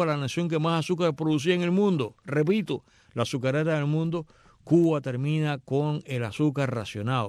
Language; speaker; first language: Spanish; native; Spanish